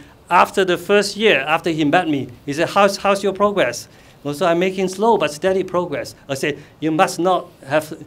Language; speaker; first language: English; non-native, fluent; Cantonese